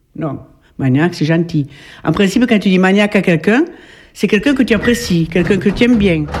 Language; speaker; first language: French; native; French